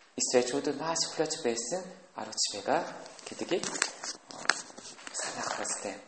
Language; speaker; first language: Mongolian; non-native, fluent; Korean